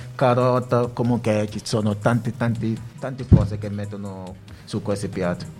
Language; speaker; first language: Italian; non-native, learner; Wolof